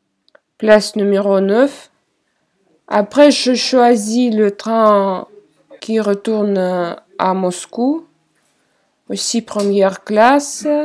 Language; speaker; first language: French; non-native, fluent; Russian